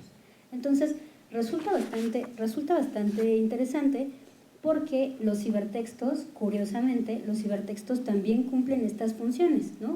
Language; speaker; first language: Spanish; native; Spanish